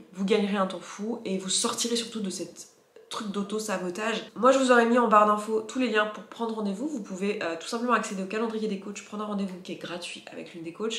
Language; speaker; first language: French; native; French